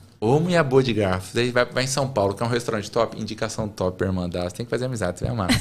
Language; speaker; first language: Portuguese; native; Portuguese